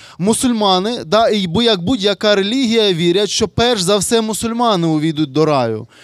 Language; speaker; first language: Ukrainian; non-native, local second language; Russian